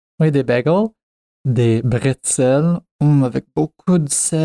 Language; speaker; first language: French; non-native, fluent; English